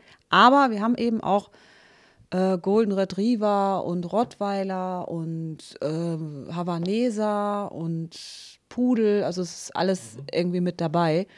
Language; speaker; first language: German; native; German